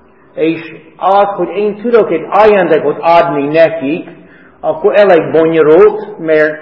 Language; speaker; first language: Hungarian; non-native, fluent; English